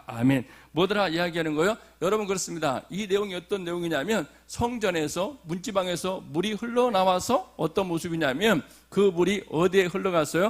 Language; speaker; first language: Korean; native; Korean